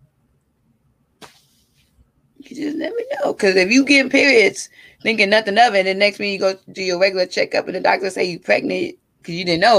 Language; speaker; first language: English; native; English